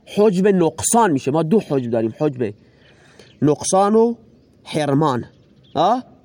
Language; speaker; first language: Persian; non-native, local second language; Baluchi